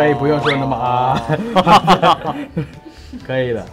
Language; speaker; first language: Chinese; non-native, fluent; English